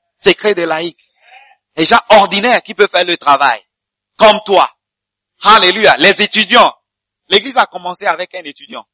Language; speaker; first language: French; non-native, fluent; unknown